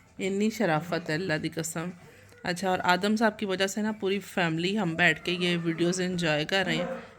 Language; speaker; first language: Urdu; non-native, local second language; Punjabi